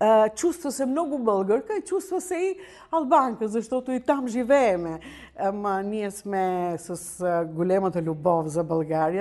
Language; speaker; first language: Bulgarian; early bilingual, heritage; Bulgarian